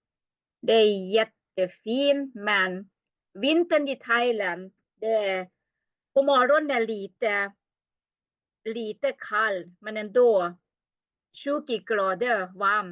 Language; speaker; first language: Swedish; non-native, learner; Thai